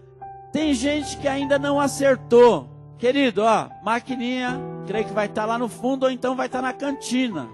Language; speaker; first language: Portuguese; native; Portuguese